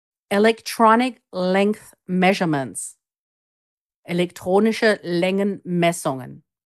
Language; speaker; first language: German; native; German